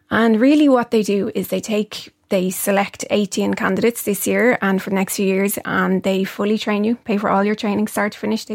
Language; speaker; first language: English; native; English